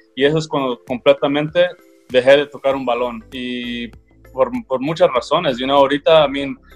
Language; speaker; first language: Spanish; early bilingual, heritage; Spanish